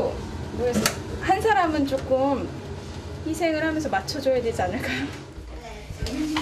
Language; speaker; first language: Korean; native; Korean